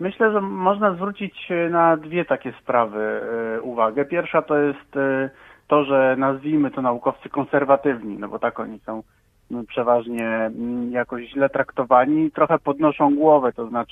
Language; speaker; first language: Polish; native; Polish